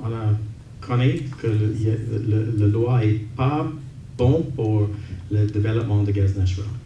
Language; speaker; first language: French; non-native, learner; English